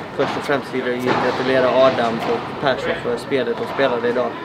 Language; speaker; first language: Swedish; early bilingual, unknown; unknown